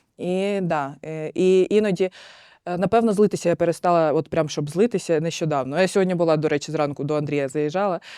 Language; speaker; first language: Ukrainian; non-native, local second language; Russian